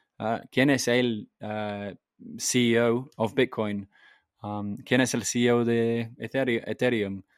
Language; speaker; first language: Spanish; non-native, fluent; English